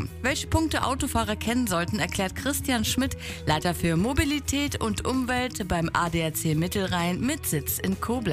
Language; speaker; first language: German; native; German